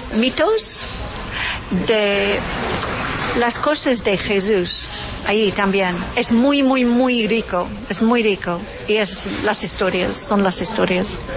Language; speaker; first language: Spanish; non-native, learner; English